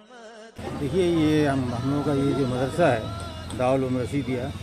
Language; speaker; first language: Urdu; non-native, local second language; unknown